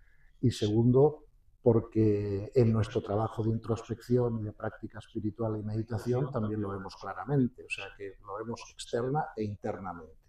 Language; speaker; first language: Spanish; native; Spanish